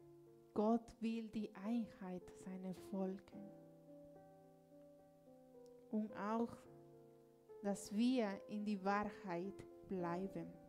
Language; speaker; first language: German; non-native, learner; Spanish